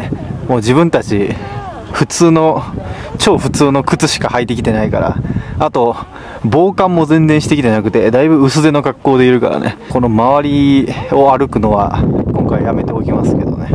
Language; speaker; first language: Japanese; native; Japanese